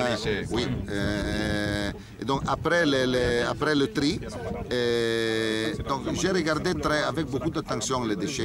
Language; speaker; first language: French; non-native, learner; Italian